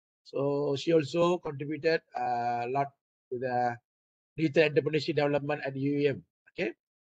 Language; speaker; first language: English; non-native, local second language; Malay